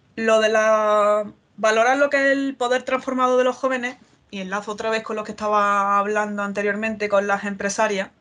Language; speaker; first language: Spanish; native; Spanish